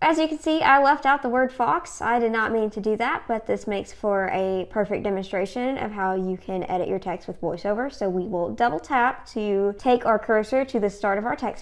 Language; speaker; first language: English; native; English